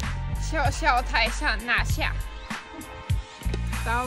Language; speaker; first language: Chinese; non-native, fluent; Czech